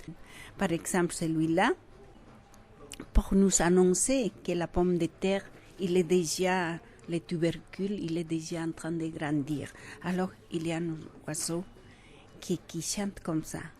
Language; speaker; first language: French; non-native, fluent; Quechua